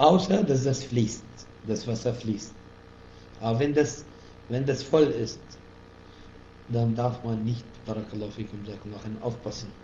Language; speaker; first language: German; non-native, fluent; Arabic